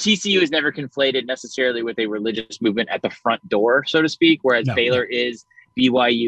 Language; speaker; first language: English; native; English